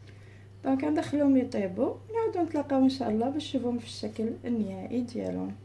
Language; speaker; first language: Arabic; native; Arabic